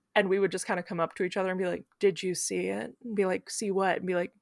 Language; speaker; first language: English; native; English